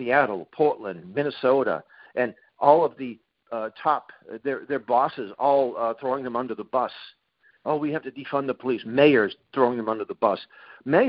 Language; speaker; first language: English; native; English